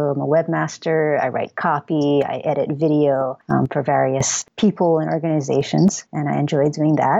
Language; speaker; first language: English; native; English